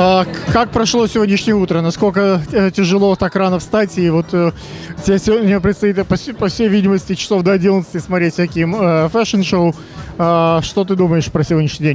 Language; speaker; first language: Russian; native; Russian